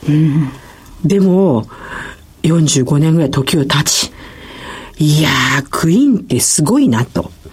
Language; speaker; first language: Japanese; native; Japanese